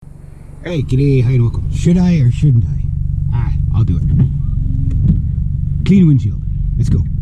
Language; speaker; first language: English; native; English